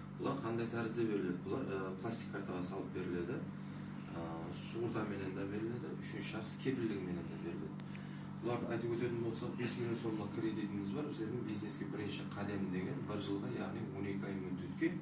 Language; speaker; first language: Uzbek; non-native, local second language; Kara-Kalpak